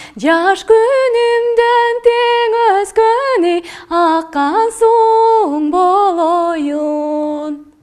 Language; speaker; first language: Kyrgyz; non-native, local second language; Russian